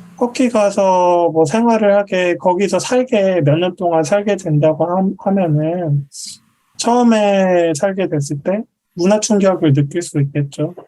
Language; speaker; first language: Korean; native; Korean